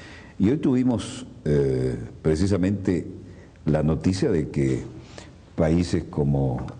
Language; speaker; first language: Spanish; native; Spanish